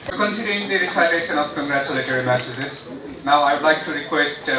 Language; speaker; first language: English; non-native, local second language; Nepali